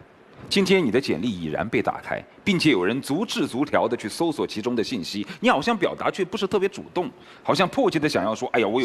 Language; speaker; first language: Chinese; native; Chinese